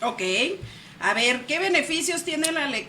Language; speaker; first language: Spanish; native; Spanish